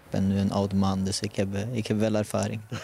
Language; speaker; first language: Dutch; non-native, fluent; Norwegian